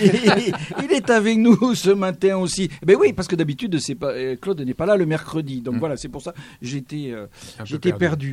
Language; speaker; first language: French; native; French